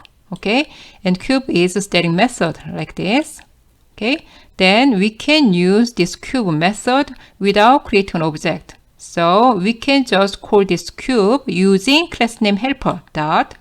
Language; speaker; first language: English; non-native, fluent; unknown